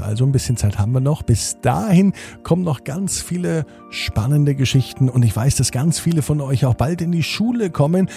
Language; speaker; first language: German; native; German